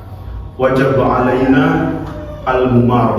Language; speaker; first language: Arabic; non-native, fluent; Indonesian